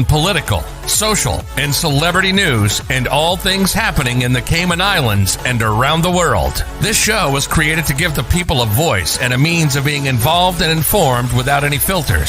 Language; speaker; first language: English; native; English